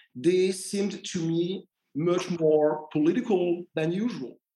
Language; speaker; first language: English; non-native, fluent; French